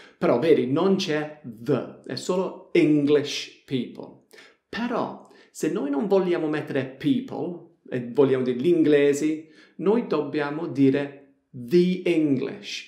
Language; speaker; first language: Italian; non-native, fluent; English